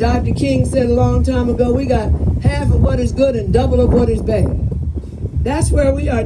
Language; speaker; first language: English; native; English